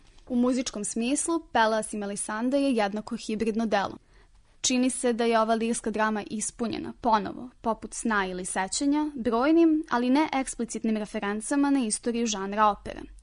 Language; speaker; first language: Serbian; native; Serbian